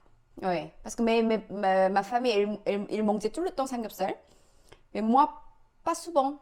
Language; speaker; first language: French; non-native, learner; Korean